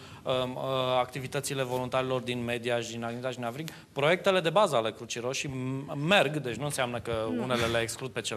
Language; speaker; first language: Romanian; native; Romanian